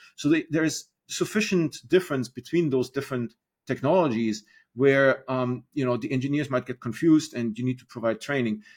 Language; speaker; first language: English; non-native, fluent; German